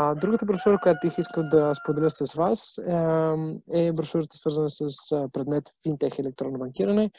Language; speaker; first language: Bulgarian; native; Bulgarian